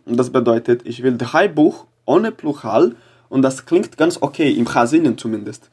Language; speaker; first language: German; non-native, fluent; Portuguese